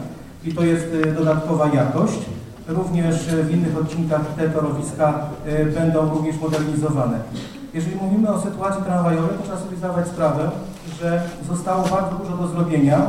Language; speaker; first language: Polish; native; Polish